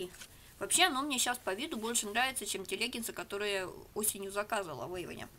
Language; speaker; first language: Russian; native; Russian